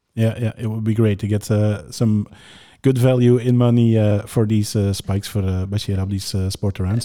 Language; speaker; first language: English; non-native, fluent; Dutch